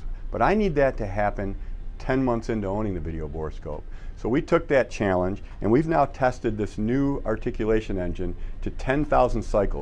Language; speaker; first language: English; native; English